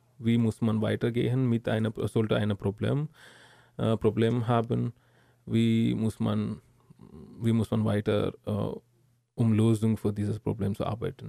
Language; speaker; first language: German; non-native, learner; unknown